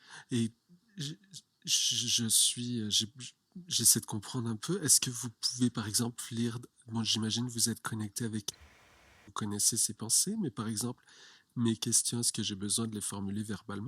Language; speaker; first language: French; native; French